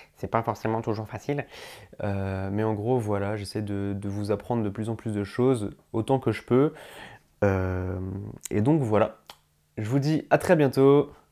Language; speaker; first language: French; native; French